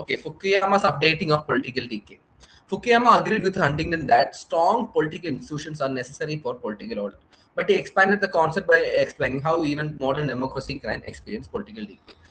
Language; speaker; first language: English; non-native, local second language; Malayalam